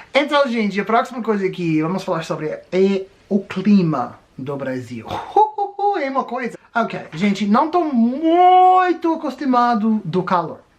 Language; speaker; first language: Portuguese; non-native, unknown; English